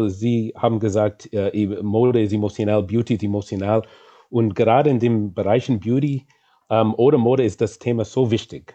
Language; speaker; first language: German; non-native, fluent; English